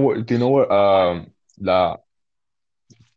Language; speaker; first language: English; non-native, fluent; Spanish